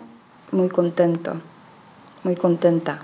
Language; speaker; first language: Spanish; non-native, learner; Chinese